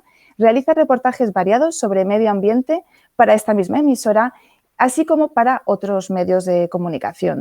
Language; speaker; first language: Spanish; native; Spanish